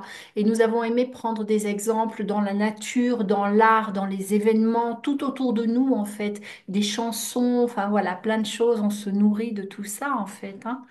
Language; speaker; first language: French; native; French